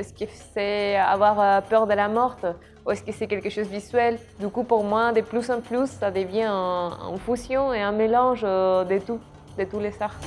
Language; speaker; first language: French; non-native, fluent; Spanish